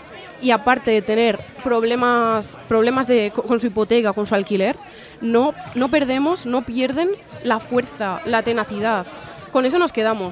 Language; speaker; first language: Spanish; native; Spanish